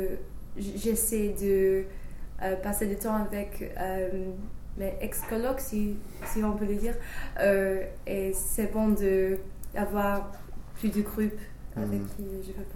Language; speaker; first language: French; non-native, fluent; English